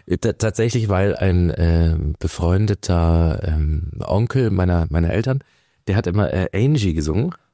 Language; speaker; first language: German; native; German